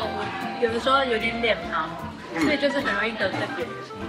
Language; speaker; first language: Chinese; native; Chinese